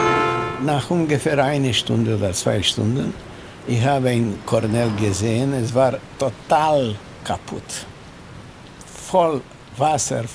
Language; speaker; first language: German; non-native, learner; Romanian